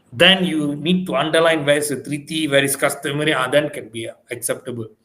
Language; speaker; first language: English; non-native, local second language; Malay